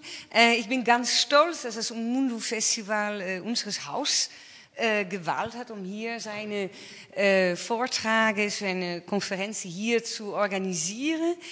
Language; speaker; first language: German; non-native, fluent; Dutch